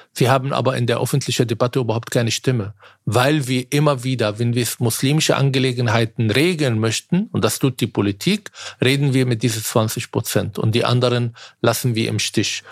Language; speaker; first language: German; non-native, fluent; Arabic